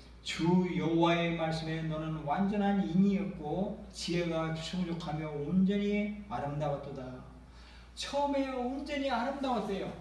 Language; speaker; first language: Korean; native; Korean